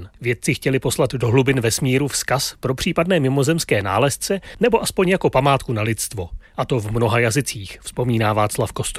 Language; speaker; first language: Czech; native; Czech